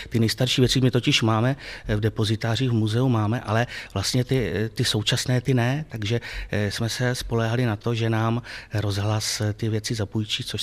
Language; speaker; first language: Czech; native; Czech